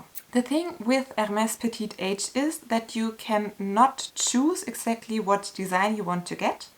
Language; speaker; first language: English; non-native, fluent; German